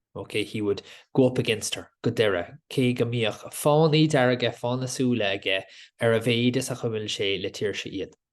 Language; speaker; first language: Irish; native; Irish